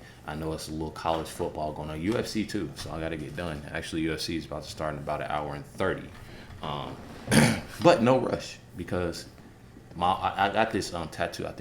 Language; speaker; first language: English; native; English